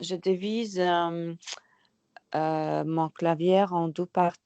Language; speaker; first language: French; non-native, learner; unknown